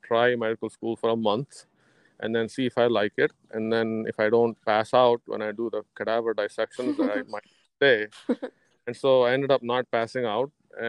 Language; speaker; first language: English; non-native, local second language; Kannada